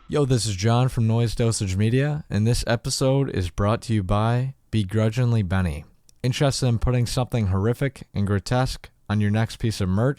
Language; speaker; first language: English; native; English